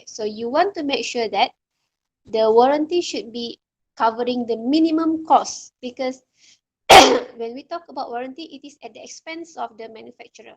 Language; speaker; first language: English; non-native, local second language; Malay